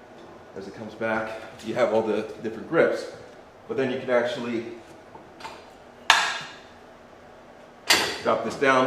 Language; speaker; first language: English; native; English